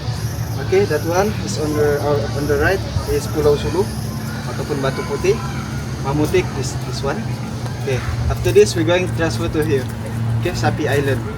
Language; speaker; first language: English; non-native, local second language; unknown